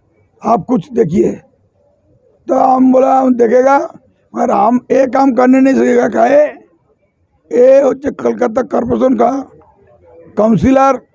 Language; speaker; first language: Hindi; non-native, local second language; Bangla